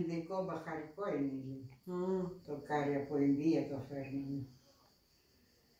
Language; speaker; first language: Greek; non-native, fluent; Russian